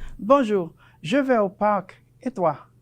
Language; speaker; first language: French; non-native, fluent; Spanish